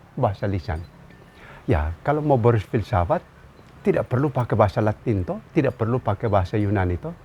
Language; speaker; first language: Indonesian; non-native, local second language; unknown